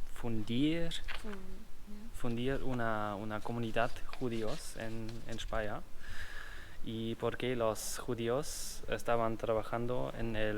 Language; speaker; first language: Spanish; non-native, learner; German